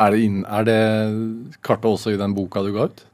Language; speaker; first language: Norwegian; native; Norwegian